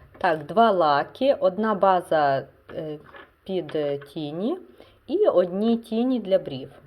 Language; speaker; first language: Ukrainian; non-native, local second language; Russian